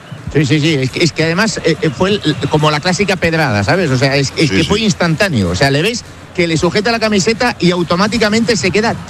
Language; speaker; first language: Spanish; native; Spanish